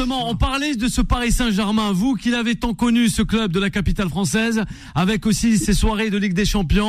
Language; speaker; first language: French; native; French